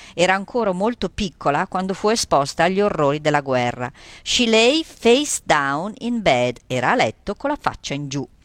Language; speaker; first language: Italian; native; Italian